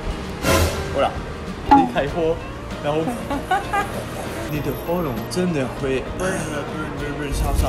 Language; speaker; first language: Chinese; non-native, learner; French